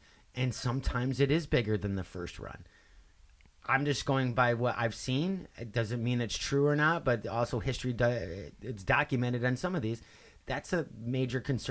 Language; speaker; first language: English; native; English